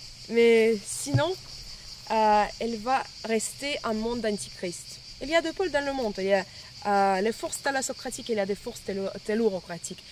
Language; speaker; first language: French; non-native, fluent; Russian